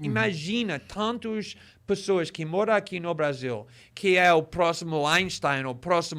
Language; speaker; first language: Portuguese; non-native, fluent; English